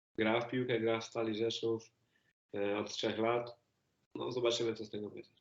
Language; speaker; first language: Polish; native; Polish